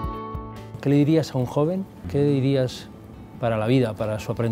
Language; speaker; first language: Spanish; native; Spanish